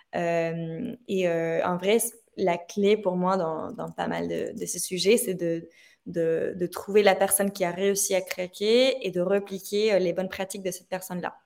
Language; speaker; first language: French; non-native, fluent; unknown